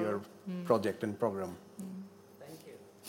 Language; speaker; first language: English; non-native, learner; Bangla